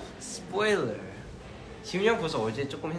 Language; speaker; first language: Korean; early bilingual, heritage; Korean